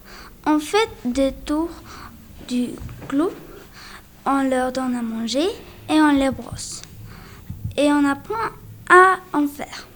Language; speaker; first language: French; non-native, learner; Spanish